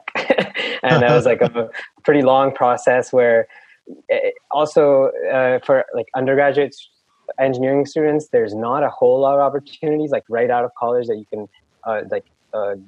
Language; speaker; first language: English; non-native, local second language; Hindi